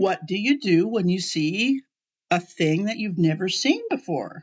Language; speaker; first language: English; native; English